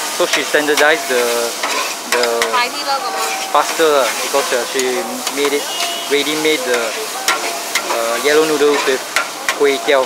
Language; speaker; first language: English; non-native, local second language; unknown